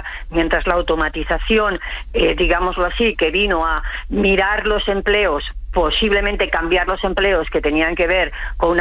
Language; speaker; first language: Spanish; native; Spanish